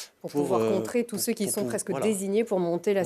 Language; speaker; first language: French; native; French